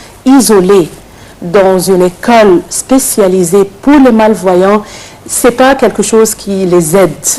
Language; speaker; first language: French; non-native, fluent; Arabic